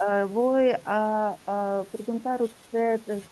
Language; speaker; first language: Spanish; non-native, learner; Russian